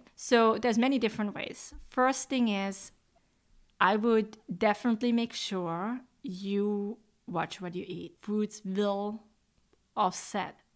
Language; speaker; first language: English; non-native, fluent; Swiss German